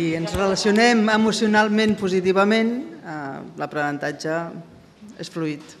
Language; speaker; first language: Catalan; native; Catalan